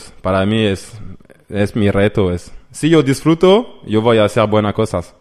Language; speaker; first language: Spanish; non-native, learner; French